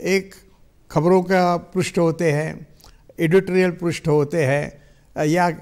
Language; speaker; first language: Hindi; non-native, local second language; Marathi